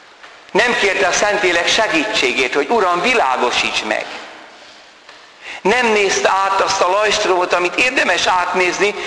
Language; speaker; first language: Hungarian; native; Hungarian